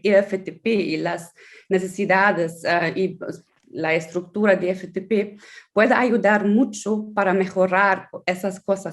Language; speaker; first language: Spanish; non-native, fluent; German